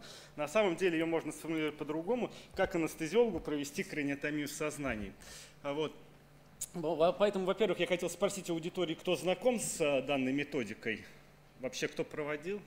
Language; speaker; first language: Russian; native; Russian